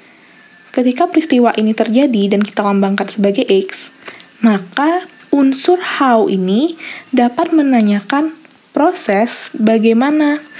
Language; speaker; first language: Indonesian; native; Indonesian